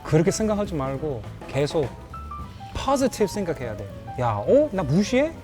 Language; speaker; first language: Korean; non-native, fluent; English